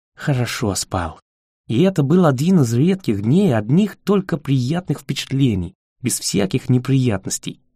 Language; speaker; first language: Russian; non-native, fluent; English